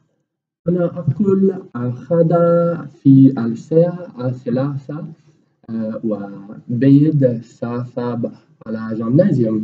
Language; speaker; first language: Arabic; non-native, learner; English